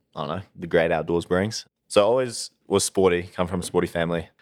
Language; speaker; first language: English; native; English